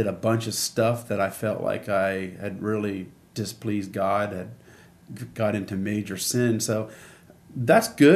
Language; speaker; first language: English; native; English